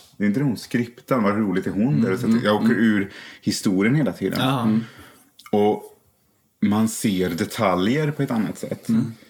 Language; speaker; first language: Swedish; native; Swedish